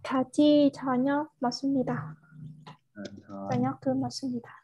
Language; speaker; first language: Korean; non-native, learner; Vietnamese